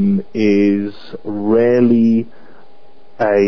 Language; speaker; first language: English; native; English